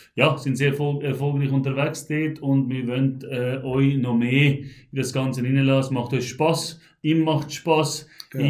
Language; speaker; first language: German; early bilingual, heritage; Macedonian